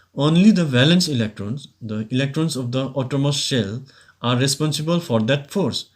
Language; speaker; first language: English; non-native, local second language; Nepali